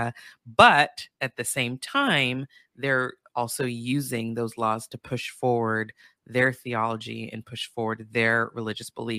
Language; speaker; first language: English; native; English